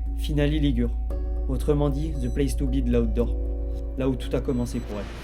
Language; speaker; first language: French; native; French